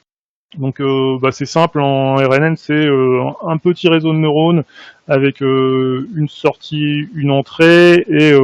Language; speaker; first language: French; native; French